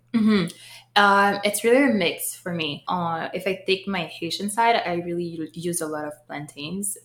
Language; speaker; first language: English; early bilingual, other home language; Haitian Creole